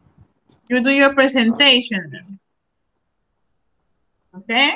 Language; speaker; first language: English; non-native, learner; Spanish